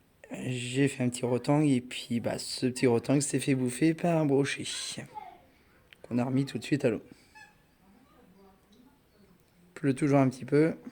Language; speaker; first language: French; native; French